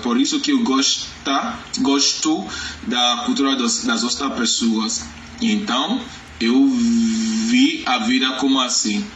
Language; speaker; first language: Portuguese; non-native, learner; Yoruba